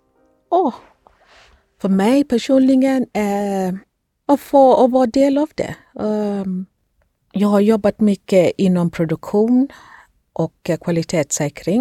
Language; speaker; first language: Swedish; non-native, fluent; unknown